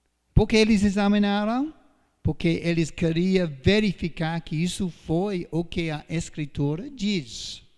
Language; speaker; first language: Portuguese; non-native, fluent; English